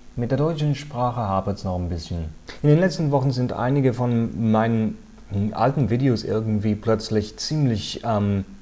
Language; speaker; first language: German; non-native, fluent; English